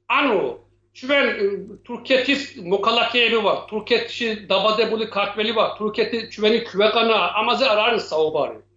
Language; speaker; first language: Georgian; non-native, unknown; Turkish